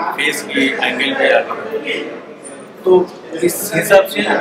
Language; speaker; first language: Hindi; non-native, local second language; Bangla